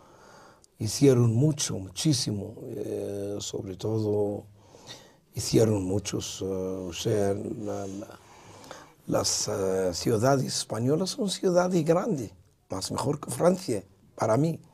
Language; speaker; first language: Spanish; non-native, local second language; Arabic